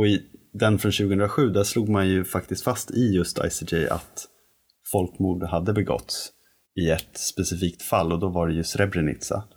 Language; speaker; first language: Swedish; native; Swedish